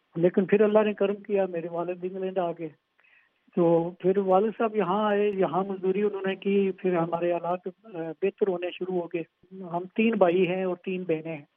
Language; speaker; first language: Urdu; non-native, local second language; Pahari-Potwari